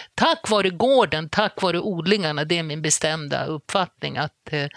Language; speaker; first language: Swedish; native; Swedish